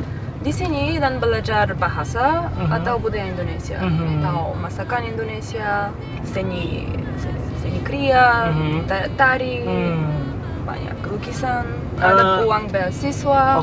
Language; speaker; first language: Indonesian; non-native, fluent; Bulgarian